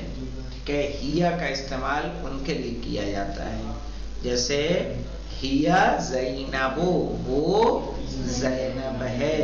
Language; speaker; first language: Urdu; native; Urdu